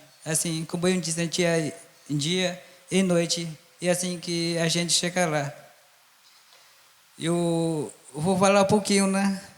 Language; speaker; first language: Portuguese; non-native, local second language; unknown